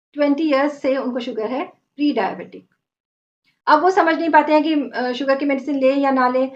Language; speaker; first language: Hindi; non-native, local second language; Bangla